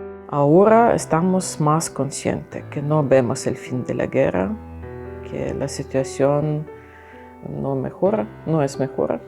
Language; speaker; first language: Spanish; non-native, learner; Ukrainian